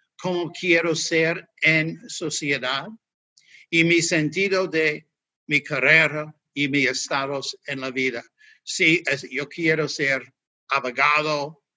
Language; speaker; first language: Spanish; non-native, learner; English